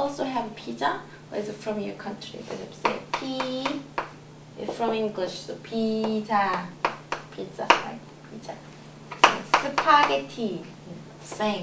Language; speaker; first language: English; non-native, learner; Korean